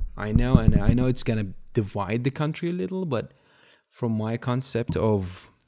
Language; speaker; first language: English; non-native, fluent; Arabic